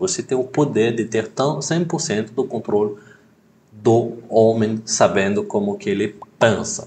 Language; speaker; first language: Portuguese; non-native, fluent; French